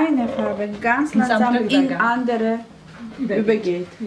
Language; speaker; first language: German; non-native, fluent; Russian